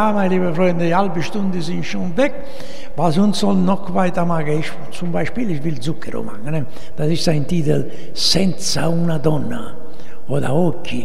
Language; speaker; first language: German; non-native, learner; Italian